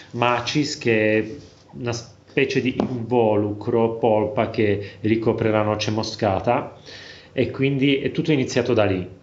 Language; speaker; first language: Italian; non-native, fluent; Slovak